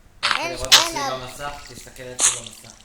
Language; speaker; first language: Hebrew; native; Hebrew